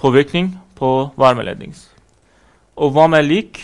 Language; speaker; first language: Norwegian; non-native, fluent; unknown